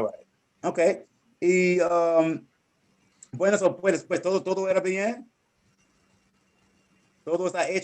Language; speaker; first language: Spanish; non-native, fluent; English